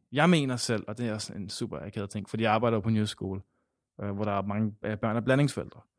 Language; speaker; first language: Danish; native; Danish